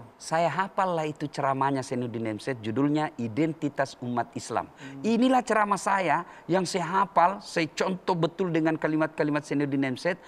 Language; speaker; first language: Indonesian; native; Indonesian